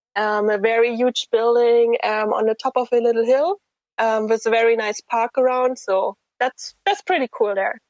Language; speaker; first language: English; non-native, fluent; German